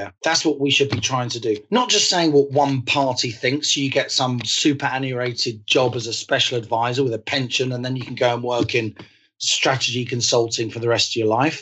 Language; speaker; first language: English; native; English